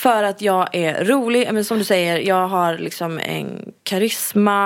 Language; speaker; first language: Swedish; native; Swedish